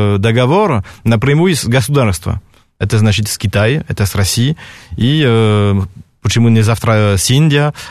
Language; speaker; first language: Russian; non-native, fluent; French